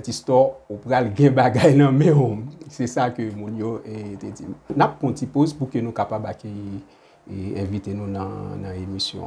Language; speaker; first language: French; non-native, local second language; Haitian Creole